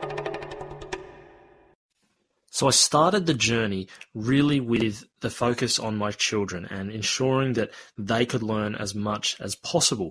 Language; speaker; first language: English; native; English